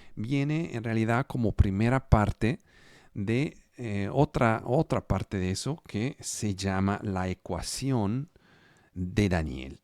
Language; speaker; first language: Spanish; non-native, fluent; Italian